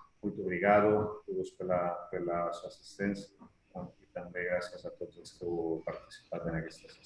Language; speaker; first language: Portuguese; non-native, fluent; Catalan